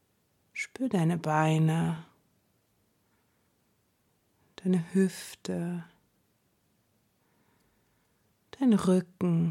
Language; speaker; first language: German; native; German